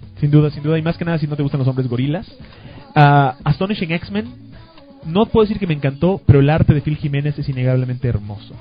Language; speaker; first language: Spanish; native; Spanish